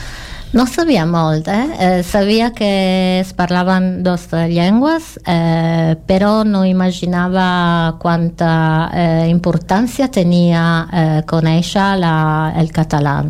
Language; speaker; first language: Catalan; non-native, learner; Italian